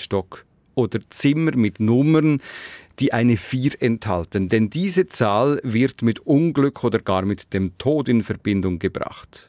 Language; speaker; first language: German; native; German